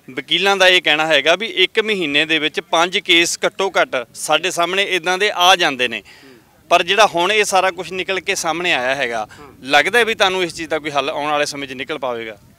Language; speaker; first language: Punjabi; native; Punjabi